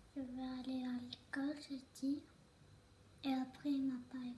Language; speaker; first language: French; early bilingual, other home language; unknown